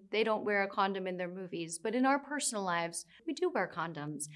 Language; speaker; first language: English; native; English